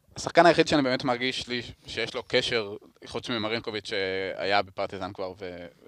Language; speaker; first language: Hebrew; native; Hebrew